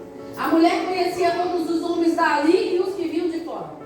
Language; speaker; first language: Portuguese; native; Portuguese